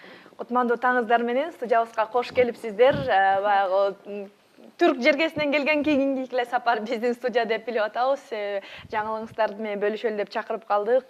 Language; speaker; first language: Kyrgyz; native; Kyrgyz